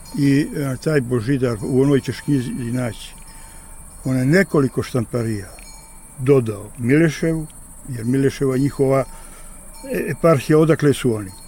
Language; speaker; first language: Serbian; native; Serbian